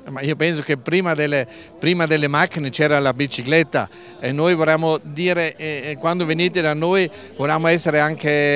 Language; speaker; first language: Italian; non-native, local second language; German